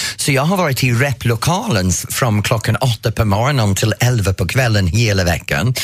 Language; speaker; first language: Swedish; non-native, fluent; English